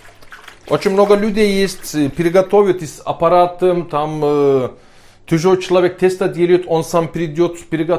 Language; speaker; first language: Russian; non-native, learner; Turkish